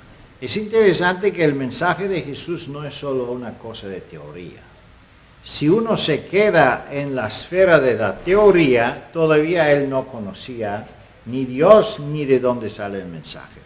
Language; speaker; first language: Spanish; non-native, fluent; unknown